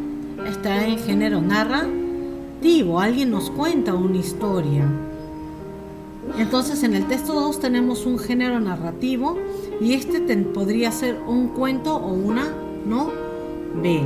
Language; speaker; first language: Spanish; native; Spanish